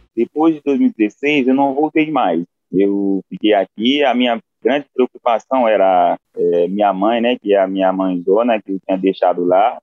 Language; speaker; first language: Portuguese; non-native, fluent; Haitian Creole